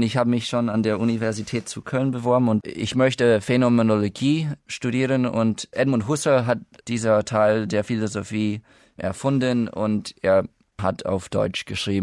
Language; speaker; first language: German; non-native, fluent; English